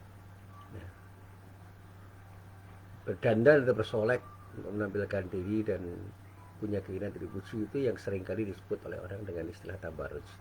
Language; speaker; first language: Indonesian; native; Indonesian